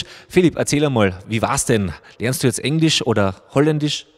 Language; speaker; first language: German; native; German